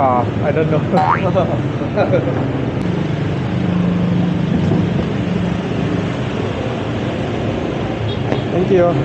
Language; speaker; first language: English; non-native, learner; Thai